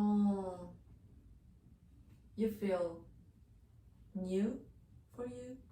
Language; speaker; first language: English; non-native, learner; Japanese